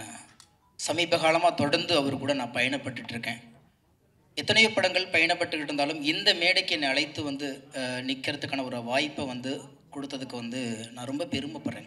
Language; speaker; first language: Tamil; native; Tamil